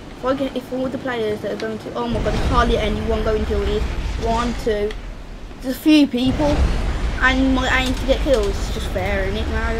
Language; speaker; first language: English; native; English